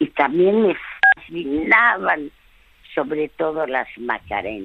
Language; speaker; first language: Spanish; early bilingual, other home language; French